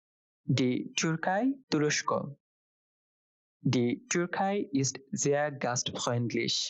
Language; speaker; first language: German; non-native, fluent; Bangla